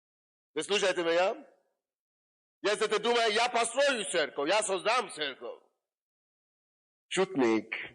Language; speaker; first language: Russian; non-native, fluent; Yoruba